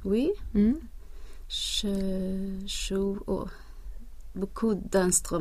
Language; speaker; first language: French; non-native, learner; Swedish